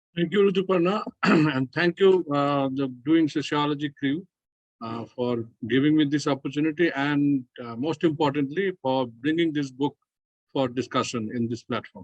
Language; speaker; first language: English; non-native, fluent; Nepali